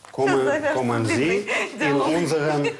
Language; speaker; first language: German; non-native, fluent; Russian